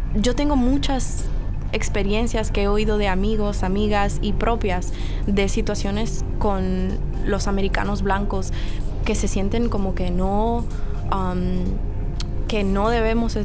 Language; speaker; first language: Spanish; early bilingual, heritage; Spanish